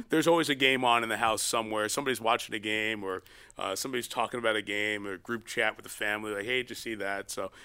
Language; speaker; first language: English; native; English